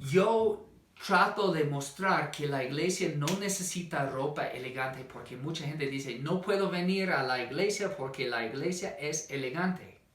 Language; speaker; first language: Spanish; non-native, fluent; English